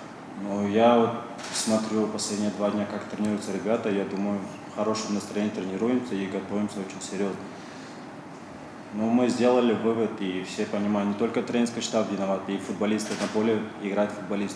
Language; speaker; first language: Russian; non-native, local second language; Tajik